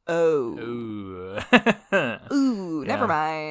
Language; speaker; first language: English; native; English